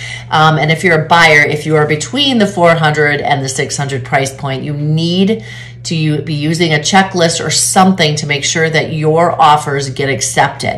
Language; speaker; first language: English; native; English